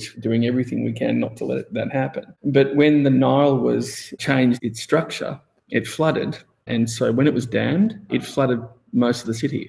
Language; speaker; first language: English; native; English